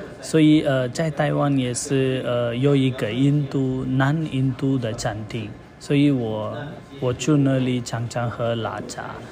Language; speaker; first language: Chinese; non-native, learner; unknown